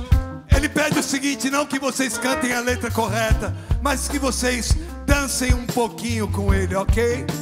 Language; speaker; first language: Portuguese; non-native, fluent; English